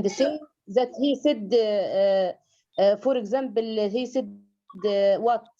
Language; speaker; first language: English; non-native, learner; Arabic